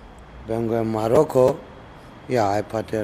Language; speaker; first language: Spanish; non-native, learner; Arabic